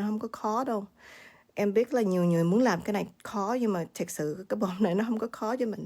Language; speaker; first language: Vietnamese; early bilingual, heritage; Vietnamese